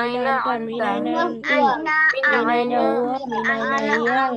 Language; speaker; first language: Arabic; non-native, learner; Bangla